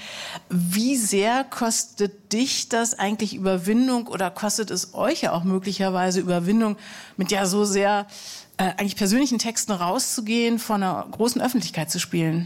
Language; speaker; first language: German; native; German